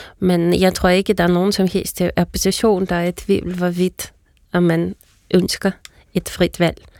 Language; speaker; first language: Danish; non-native, fluent; Russian